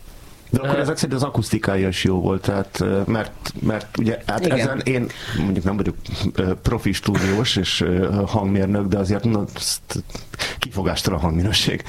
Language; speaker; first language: Hungarian; native; Hungarian